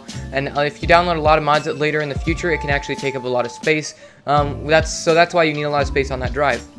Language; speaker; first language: English; native; English